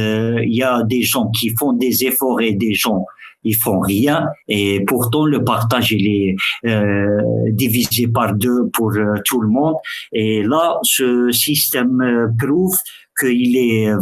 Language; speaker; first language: French; early bilingual, other home language; Arabic